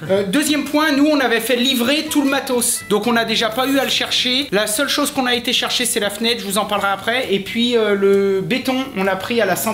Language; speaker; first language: French; native; French